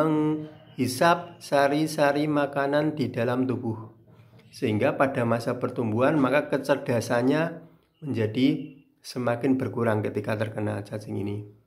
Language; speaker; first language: Indonesian; native; Indonesian